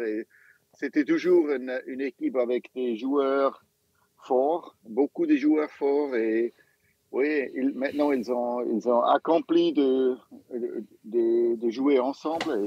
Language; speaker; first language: French; non-native, local second language; German